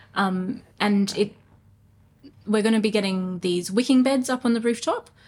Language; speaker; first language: English; native; English